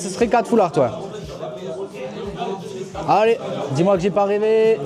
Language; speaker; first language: French; native; French